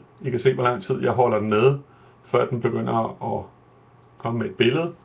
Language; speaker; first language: Danish; native; Danish